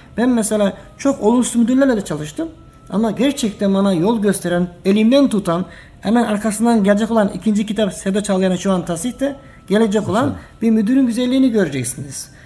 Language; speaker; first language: Turkish; native; Turkish